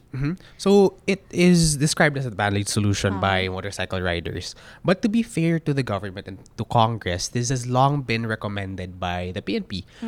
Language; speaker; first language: English; non-native, local second language; Filipino